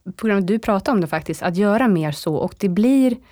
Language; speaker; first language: Swedish; native; Swedish